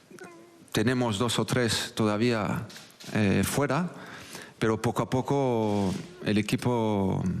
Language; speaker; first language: Spanish; non-native, local second language; French